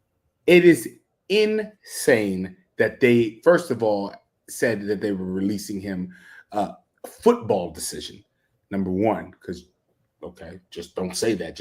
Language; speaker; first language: English; native; English